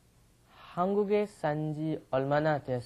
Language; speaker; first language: Korean; non-native, learner; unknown